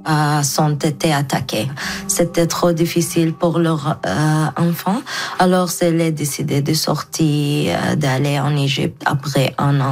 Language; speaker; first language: French; non-native, learner; Arabic